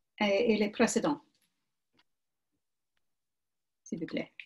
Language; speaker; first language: French; non-native, learner; English